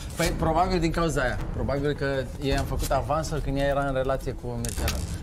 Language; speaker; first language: Romanian; native; Romanian